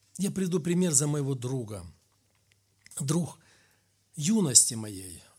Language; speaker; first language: Russian; native; Russian